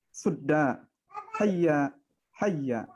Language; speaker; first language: Arabic; non-native, learner; Indonesian